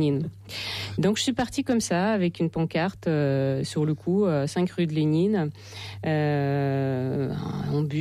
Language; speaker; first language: French; non-native, fluent; Russian